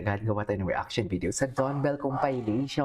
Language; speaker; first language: Filipino; native; Filipino